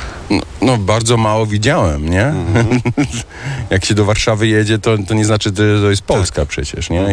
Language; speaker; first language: Polish; early bilingual, heritage; German